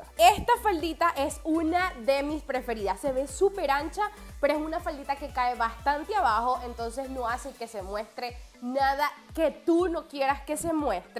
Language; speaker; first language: Spanish; native; Spanish